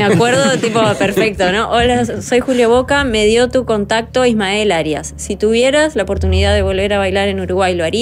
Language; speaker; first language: Spanish; native; Spanish